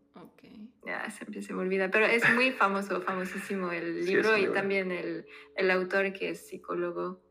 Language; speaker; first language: Spanish; non-native, fluent; French